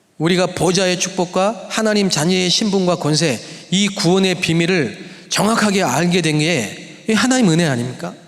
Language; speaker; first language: Korean; native; Korean